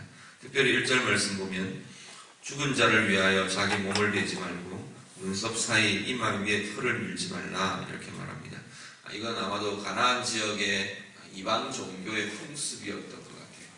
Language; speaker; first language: Korean; native; Korean